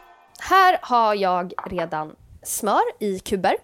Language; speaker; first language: Swedish; native; Swedish